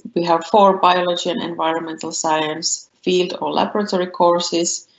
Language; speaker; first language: English; non-native, fluent; Finnish